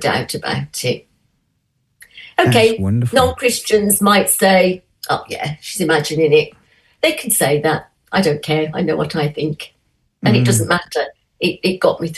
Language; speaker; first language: English; native; English